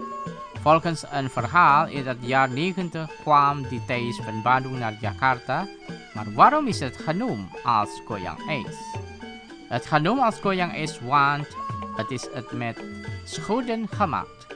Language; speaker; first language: Dutch; non-native, fluent; Indonesian